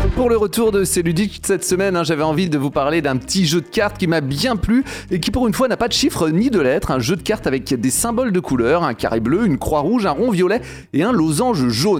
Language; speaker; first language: French; native; French